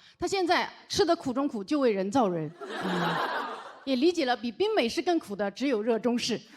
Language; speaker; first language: Chinese; native; Chinese